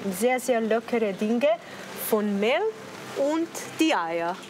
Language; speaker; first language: German; non-native, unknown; Slovenian